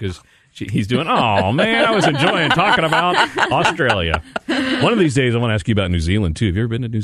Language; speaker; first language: English; native; English